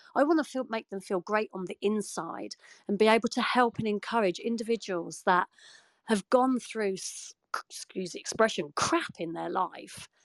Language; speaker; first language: English; native; English